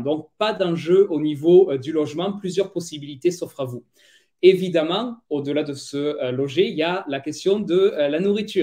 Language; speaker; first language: French; native; French